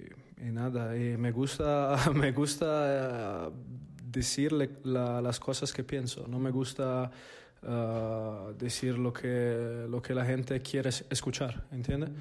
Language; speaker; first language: Spanish; non-native, learner; Italian